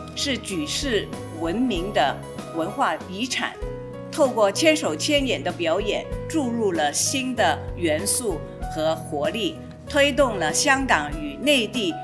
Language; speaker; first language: Chinese; non-native, local second language; Cantonese